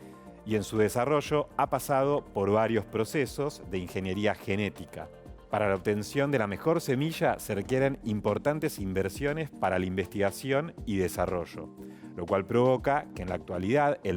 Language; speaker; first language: Spanish; native; Spanish